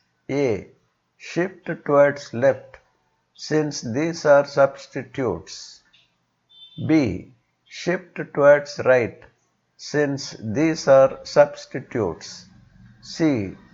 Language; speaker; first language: English; non-native, local second language; Tamil